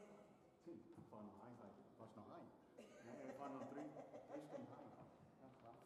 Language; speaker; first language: German; non-native, learner; Italian